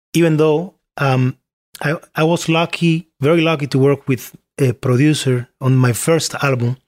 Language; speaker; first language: English; non-native, fluent; Spanish